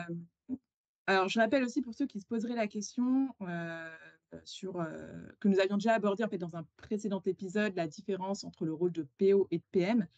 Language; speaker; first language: French; native; French